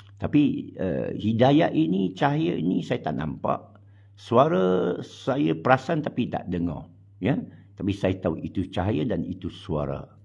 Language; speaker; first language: Malay; non-native, local second language; Chinese